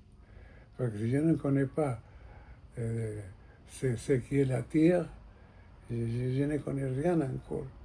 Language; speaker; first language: French; non-native, fluent; Spanish